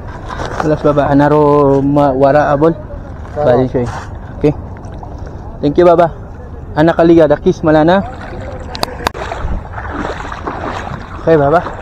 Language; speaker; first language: Arabic; non-native, learner; Filipino